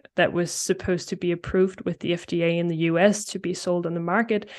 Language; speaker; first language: English; non-native, fluent; Danish